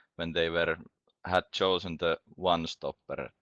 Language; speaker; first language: English; non-native, fluent; Finnish